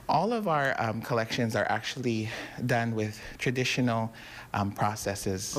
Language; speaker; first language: English; native; English